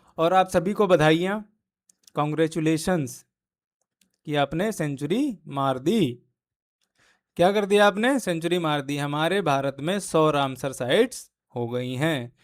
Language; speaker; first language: Hindi; native; Hindi